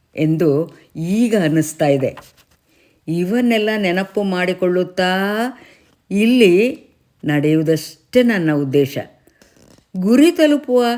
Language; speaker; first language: Kannada; native; Kannada